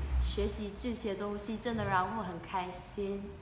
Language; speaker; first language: Chinese; non-native, learner; English